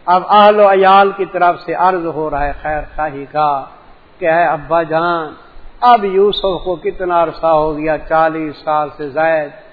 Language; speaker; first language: Urdu; native; Urdu